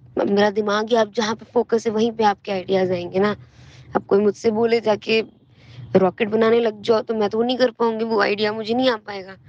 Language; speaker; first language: Hindi; native; Hindi